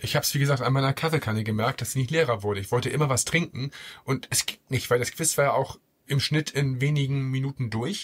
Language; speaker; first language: German; native; German